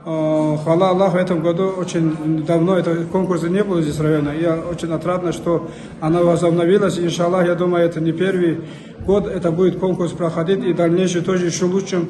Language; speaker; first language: Russian; non-native, local second language; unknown